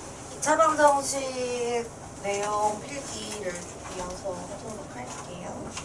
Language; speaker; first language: Korean; native; Korean